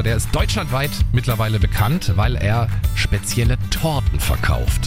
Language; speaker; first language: German; native; German